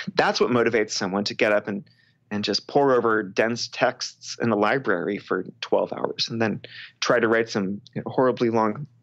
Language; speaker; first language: English; native; English